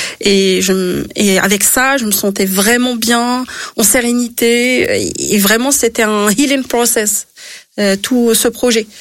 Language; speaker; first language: French; non-native, local second language; Arabic